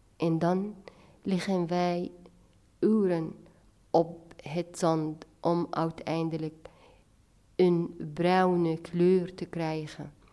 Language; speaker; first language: Dutch; non-native, fluent; Arabic